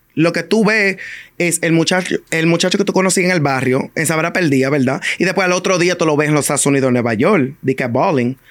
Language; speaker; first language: Spanish; early bilingual, heritage; Spanish